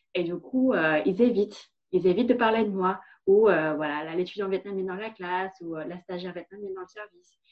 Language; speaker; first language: French; non-native, fluent; Vietnamese